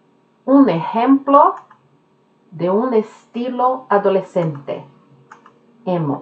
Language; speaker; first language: Spanish; non-native, fluent; Norwegian